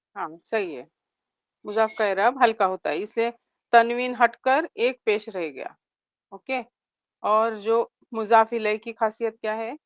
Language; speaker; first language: Urdu; native; Urdu